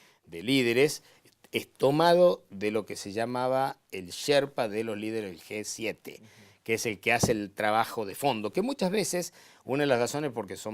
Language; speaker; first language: Spanish; native; Spanish